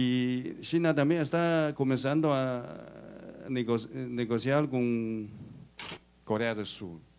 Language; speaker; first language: Spanish; non-native, fluent; Chinese